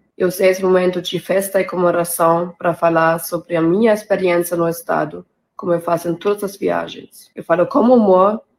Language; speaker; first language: Portuguese; non-native, fluent; German